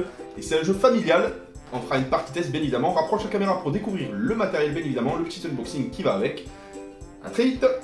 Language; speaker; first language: French; native; French